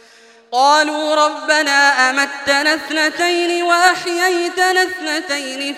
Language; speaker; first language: Arabic; native; Arabic